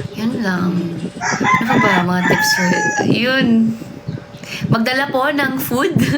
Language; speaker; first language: Filipino; non-native, local second language; Cebuano